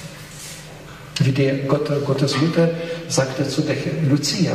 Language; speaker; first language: German; non-native, fluent; Polish